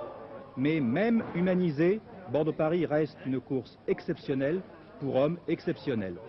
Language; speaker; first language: French; native; French